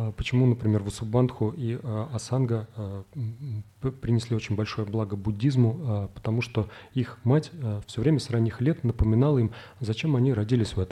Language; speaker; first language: Russian; native; Russian